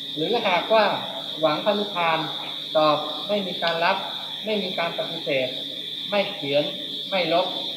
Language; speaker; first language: Thai; native; Thai